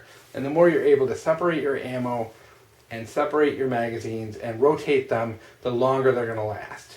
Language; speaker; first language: English; native; English